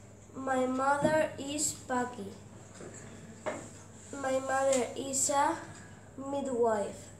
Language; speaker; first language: English; non-native, learner; Spanish